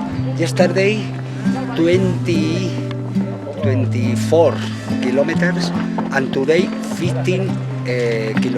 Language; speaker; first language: English; non-native, learner; Spanish